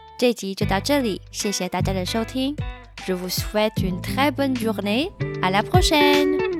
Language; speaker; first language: French; non-native, fluent; Chinese